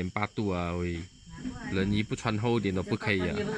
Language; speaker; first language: Chinese; native; Chinese